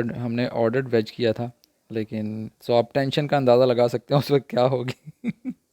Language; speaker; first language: Urdu; native; Urdu